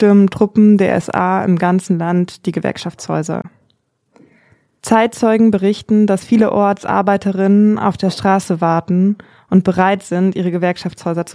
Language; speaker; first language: German; native; German